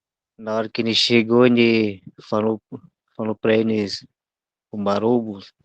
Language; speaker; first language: Portuguese; non-native, local second language; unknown